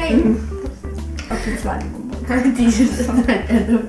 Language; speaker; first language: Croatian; early bilingual, heritage; English